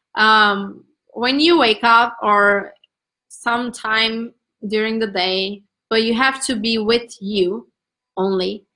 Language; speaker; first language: English; non-native, fluent; Turkish